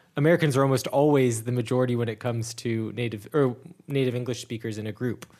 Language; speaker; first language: English; native; English